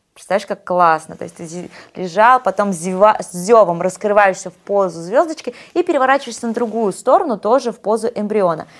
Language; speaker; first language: Russian; native; Russian